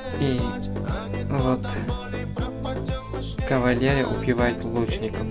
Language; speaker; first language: Russian; non-native, fluent; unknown